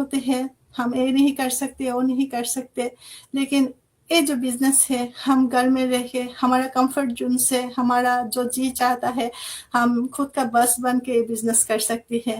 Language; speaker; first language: Hindi; non-native, fluent; Bangla